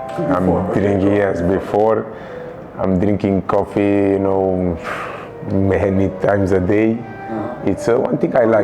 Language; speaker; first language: English; non-native, local second language; Kabuverdianu